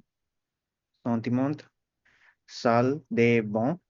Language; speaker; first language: French; non-native, learner; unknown